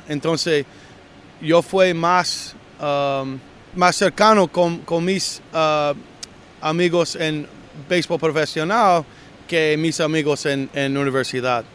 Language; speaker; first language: Spanish; non-native, learner; English